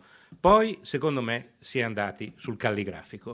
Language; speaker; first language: Italian; native; Italian